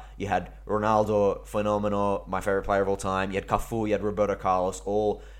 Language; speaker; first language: English; early bilingual, other home language; Greek